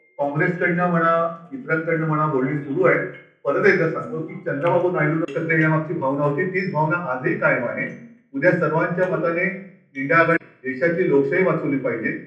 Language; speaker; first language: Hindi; non-native, local second language; Marathi